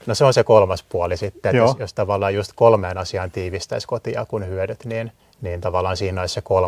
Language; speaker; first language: Finnish; native; Finnish